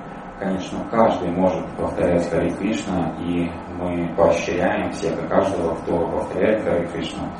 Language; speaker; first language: Russian; native; Russian